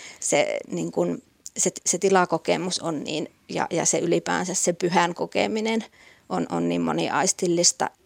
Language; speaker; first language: Finnish; native; Finnish